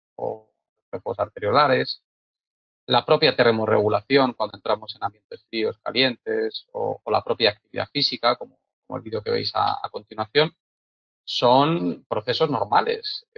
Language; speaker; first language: Spanish; native; Spanish